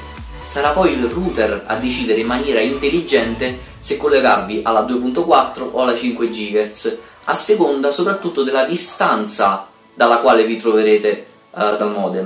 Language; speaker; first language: Italian; native; Italian